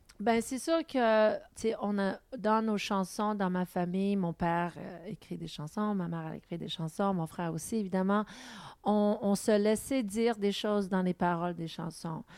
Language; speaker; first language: French; non-native, local second language; English